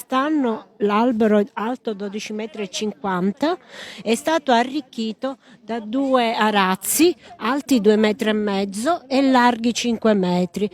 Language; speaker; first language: Italian; native; Italian